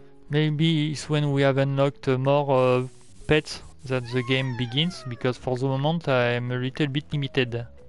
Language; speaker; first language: English; non-native, learner; French